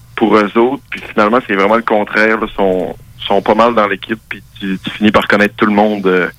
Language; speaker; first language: French; native; French